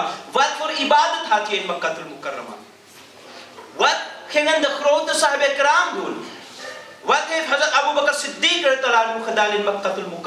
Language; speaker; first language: Dutch; early bilingual, other home language; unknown